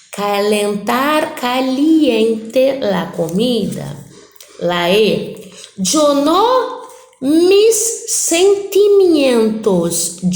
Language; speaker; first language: Spanish; non-native, fluent; Portuguese